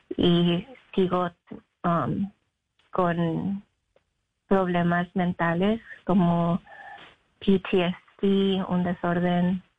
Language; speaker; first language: Spanish; early bilingual, heritage; Spanish